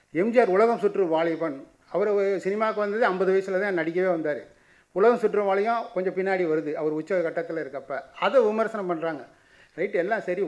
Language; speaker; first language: Tamil; native; Tamil